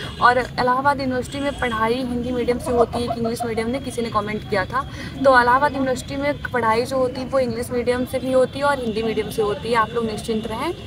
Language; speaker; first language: Hindi; native; Hindi